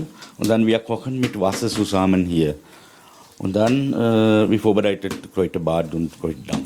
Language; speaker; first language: German; non-native, learner; Sinhala